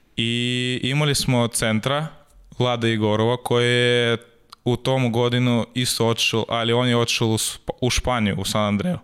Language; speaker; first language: Serbian; non-native, learner; Russian